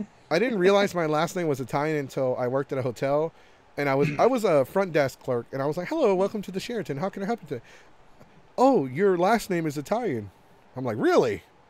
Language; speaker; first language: English; native; English